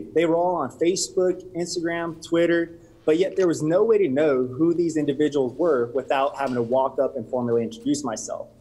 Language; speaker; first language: English; native; English